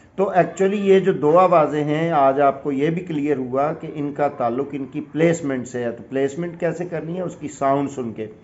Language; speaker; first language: Urdu; non-native, local second language; Punjabi